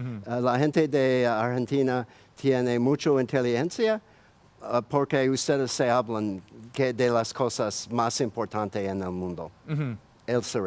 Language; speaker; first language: Spanish; non-native, learner; English